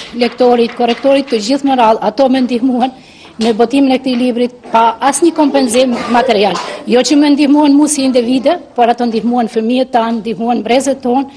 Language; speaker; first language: Albanian; native; Albanian